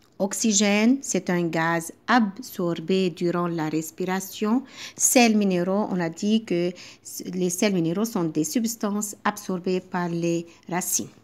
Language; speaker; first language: French; non-native, local second language; Arabic